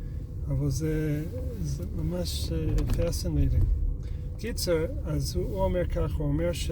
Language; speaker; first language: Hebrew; non-native, fluent; English